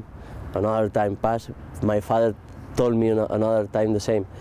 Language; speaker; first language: English; non-native, learner; Spanish